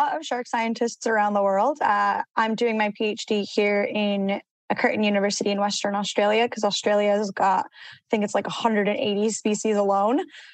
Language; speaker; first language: English; early bilingual, other home language; Spanish